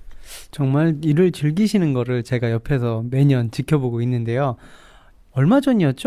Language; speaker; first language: Korean; native; Korean